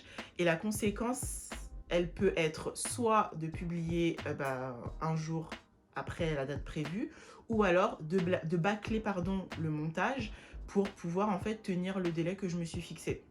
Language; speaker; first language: French; native; French